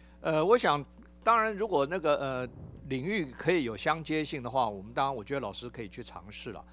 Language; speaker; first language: Chinese; native; Chinese